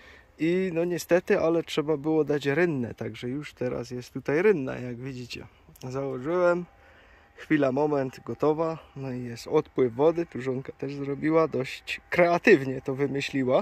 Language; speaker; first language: Polish; native; Polish